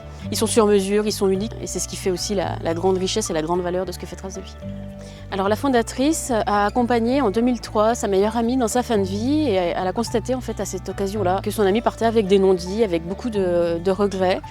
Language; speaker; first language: French; native; French